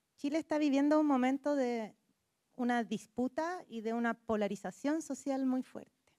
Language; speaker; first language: Spanish; native; Spanish